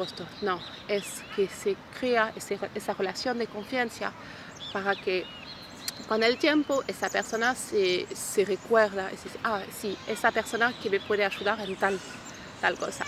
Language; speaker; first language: Spanish; non-native, fluent; French